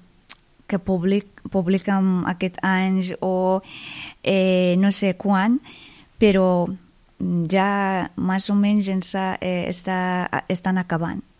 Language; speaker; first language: Catalan; non-native, fluent; Persian